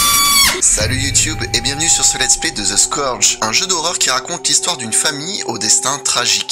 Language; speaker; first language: French; native; French